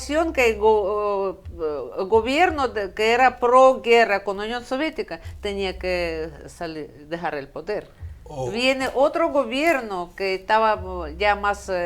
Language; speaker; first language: Spanish; non-native, fluent; Russian